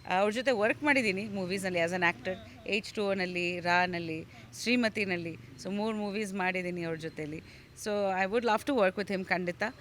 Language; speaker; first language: Kannada; non-native, fluent; Bangla